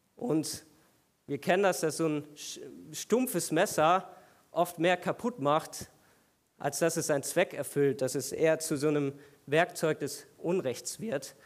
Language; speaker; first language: German; native; German